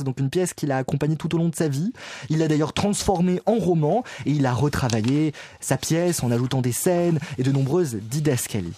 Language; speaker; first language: French; native; French